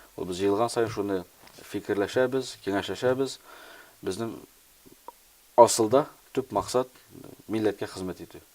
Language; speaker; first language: Tatar; early bilingual, heritage; Tatar